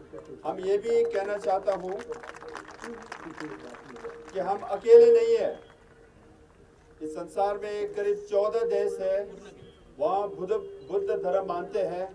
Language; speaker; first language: Hindi; non-native, learner; Tibetan